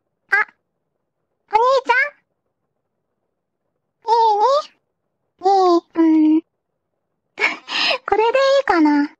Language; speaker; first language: Japanese; native; Japanese